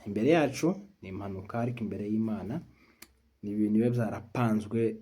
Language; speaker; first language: Kinyarwanda; native; Kinyarwanda